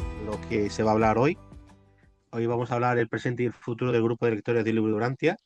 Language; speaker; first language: Spanish; native; Spanish